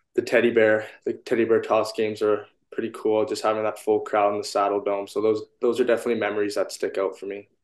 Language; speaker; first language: English; native; English